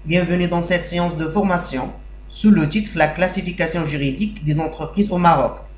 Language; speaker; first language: French; non-native, local second language; Arabic